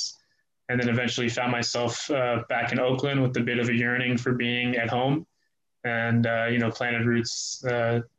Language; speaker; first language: English; native; English